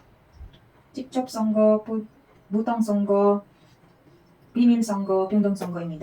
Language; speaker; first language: Korean; non-native, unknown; Filipino